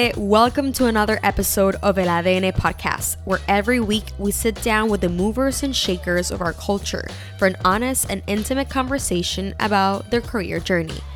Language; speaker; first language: English; non-native, local second language; Spanish